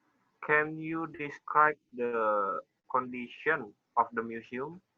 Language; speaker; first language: English; non-native, learner; Indonesian